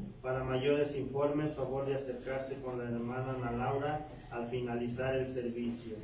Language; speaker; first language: Spanish; native; Spanish